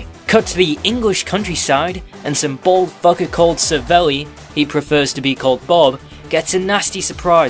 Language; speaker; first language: English; native; English